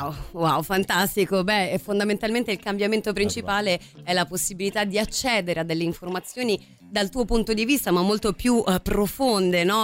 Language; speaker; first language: Italian; native; Italian